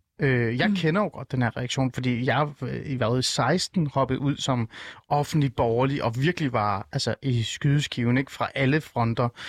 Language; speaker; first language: Danish; early bilingual, other home language; Persian